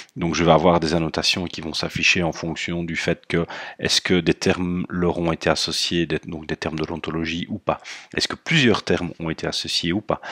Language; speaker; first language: French; native; French